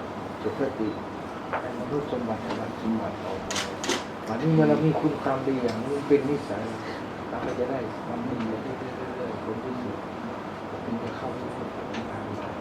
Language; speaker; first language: Thai; native; Thai